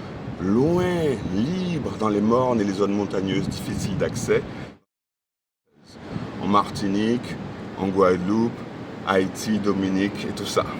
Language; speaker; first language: French; native; French